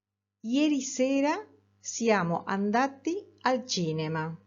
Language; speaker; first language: Italian; non-native, fluent; Spanish